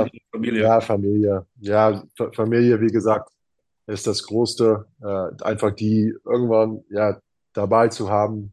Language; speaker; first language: German; non-native, fluent; English